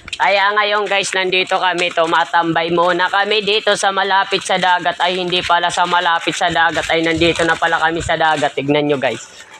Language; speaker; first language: Filipino; non-native, local second language; Waray